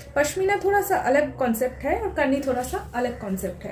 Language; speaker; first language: Hindi; non-native, local second language; Bangla